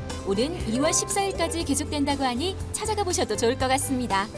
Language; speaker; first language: Korean; native; Korean